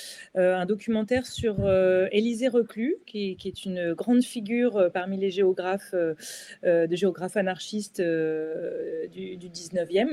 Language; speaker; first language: French; native; French